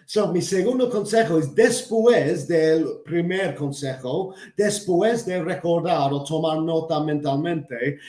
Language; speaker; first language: Spanish; non-native, fluent; English